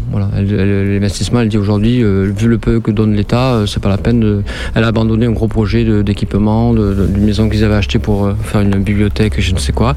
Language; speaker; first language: French; native; French